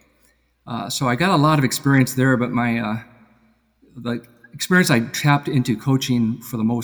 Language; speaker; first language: English; native; English